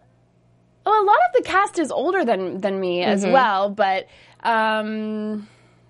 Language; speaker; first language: English; native; English